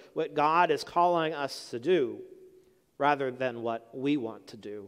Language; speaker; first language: English; native; English